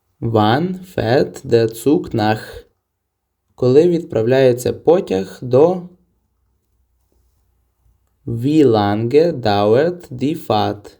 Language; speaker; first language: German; non-native, fluent; Ukrainian